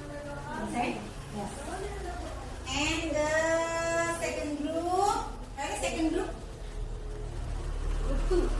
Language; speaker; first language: English; non-native, learner; Indonesian